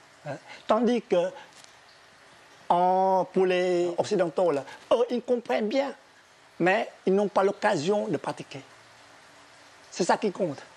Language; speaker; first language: French; non-native, fluent; Vietnamese